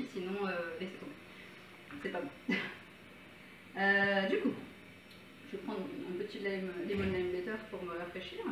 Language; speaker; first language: French; native; French